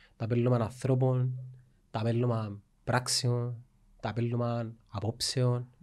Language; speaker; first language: Greek; native; Greek